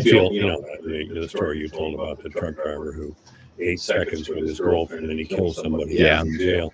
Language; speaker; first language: English; native; English